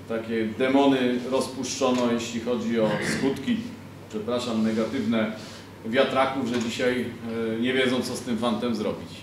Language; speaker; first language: Polish; native; Polish